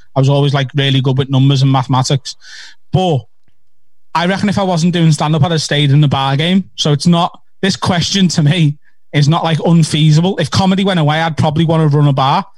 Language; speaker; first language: English; native; English